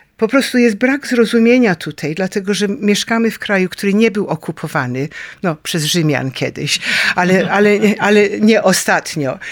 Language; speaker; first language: Polish; early bilingual, heritage; Polish